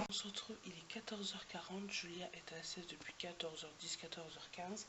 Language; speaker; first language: French; native; French